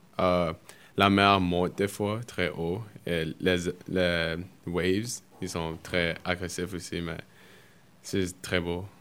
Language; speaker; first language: French; early bilingual, other home language; Spanish